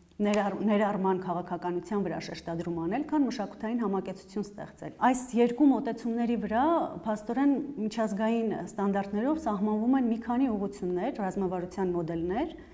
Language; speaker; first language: Armenian; native; Armenian